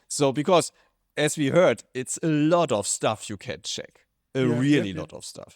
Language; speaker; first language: English; non-native, fluent; German